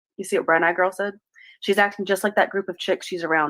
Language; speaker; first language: English; native; English